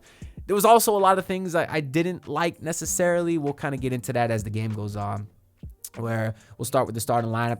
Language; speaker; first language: English; native; English